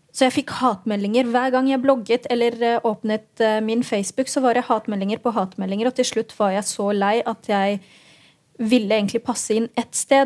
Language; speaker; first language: Norwegian; early bilingual, other home language; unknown